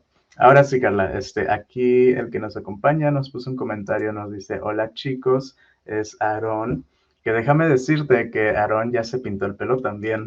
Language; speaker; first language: Spanish; native; Spanish